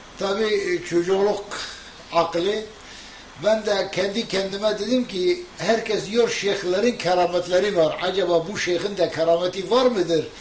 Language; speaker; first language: Turkish; non-native, local second language; Kurdish